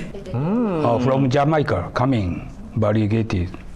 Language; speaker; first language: English; non-native, learner; Japanese